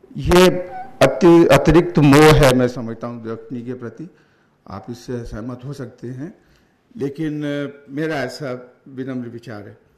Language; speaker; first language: Hindi; native; Hindi